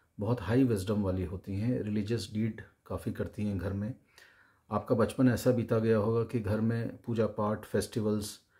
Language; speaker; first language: Hindi; native; Hindi